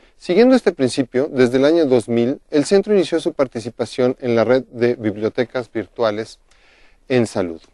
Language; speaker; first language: Spanish; native; Spanish